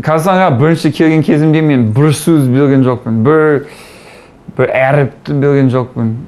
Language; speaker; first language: Kazakh; non-native, learner; English